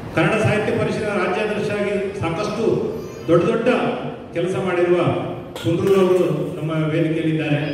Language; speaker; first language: Kannada; native; Kannada